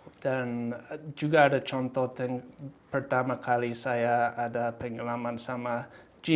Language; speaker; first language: Indonesian; non-native, fluent; English